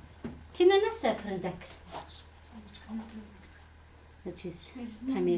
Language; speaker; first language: Russian; non-native, local second language; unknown